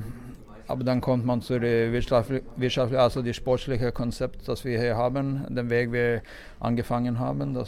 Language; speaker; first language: German; non-native, fluent; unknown